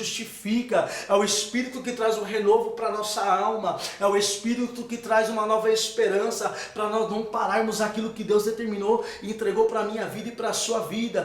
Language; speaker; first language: Portuguese; native; Portuguese